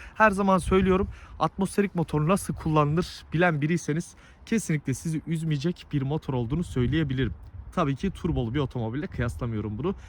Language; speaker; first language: Turkish; native; Turkish